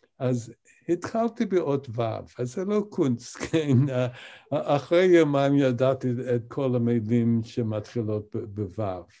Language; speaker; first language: Hebrew; non-native, fluent; English